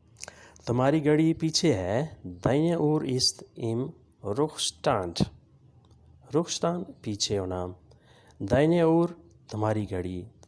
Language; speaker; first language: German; non-native, fluent; Urdu